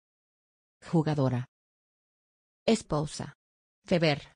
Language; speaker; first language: Spanish; non-native, learner; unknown